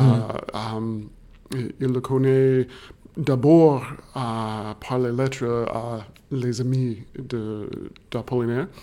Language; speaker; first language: French; non-native, fluent; English